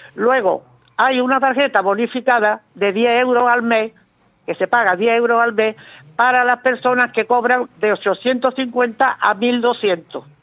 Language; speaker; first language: Spanish; native; Spanish